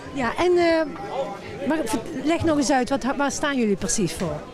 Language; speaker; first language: Dutch; native; Dutch